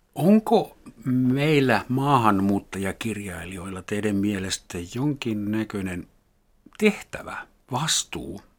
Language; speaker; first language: Finnish; non-native, fluent; German